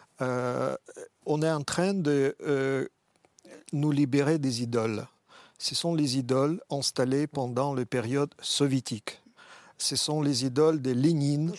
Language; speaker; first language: French; non-native, fluent; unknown